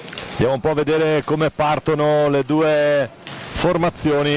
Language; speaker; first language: Italian; native; Italian